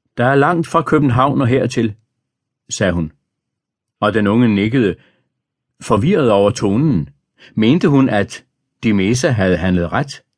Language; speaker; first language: Danish; native; Danish